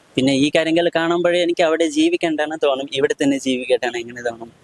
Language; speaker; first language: Malayalam; non-native, local second language; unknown